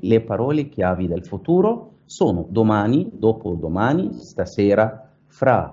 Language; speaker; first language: Italian; non-native, fluent; Arabic